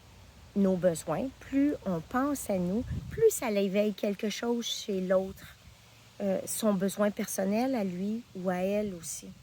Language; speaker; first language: French; native; French